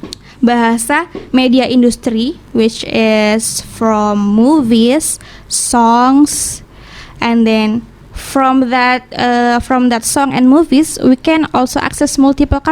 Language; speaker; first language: English; non-native, learner; Indonesian